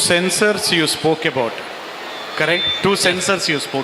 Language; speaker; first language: English; non-native, local second language; Kannada